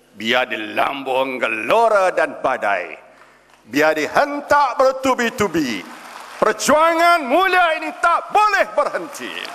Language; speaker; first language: Malay; native; Malay